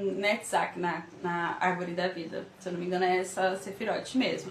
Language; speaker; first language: Portuguese; native; Portuguese